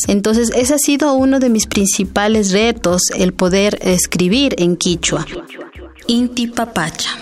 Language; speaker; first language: Spanish; non-native, local second language; Quechua